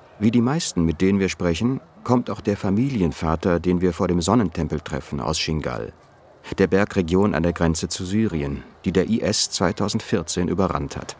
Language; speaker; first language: German; native; German